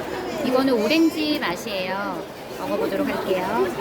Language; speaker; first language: Korean; native; Korean